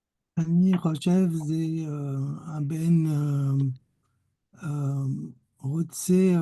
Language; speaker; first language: Hebrew; non-native, learner; French